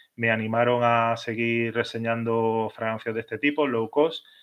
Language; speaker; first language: Spanish; native; Spanish